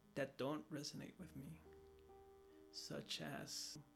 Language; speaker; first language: English; early bilingual, other home language; Spanish